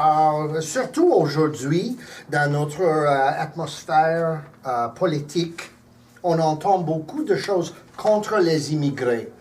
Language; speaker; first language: French; non-native, local second language; English